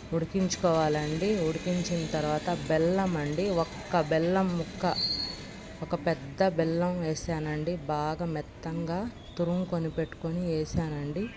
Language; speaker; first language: Telugu; non-native, local second language; Urdu